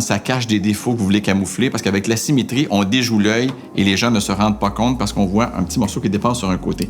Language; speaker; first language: French; native; French